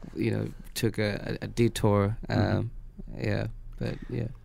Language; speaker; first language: English; non-native, local second language; Swahili